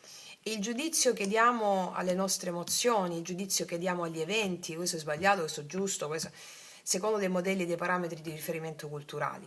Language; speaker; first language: Italian; native; Italian